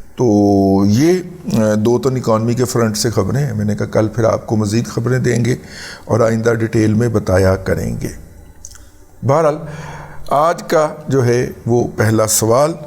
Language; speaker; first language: Urdu; non-native, local second language; Punjabi